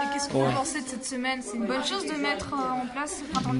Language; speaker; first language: French; native; French